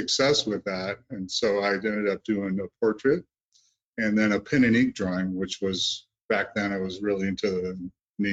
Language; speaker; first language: English; native; English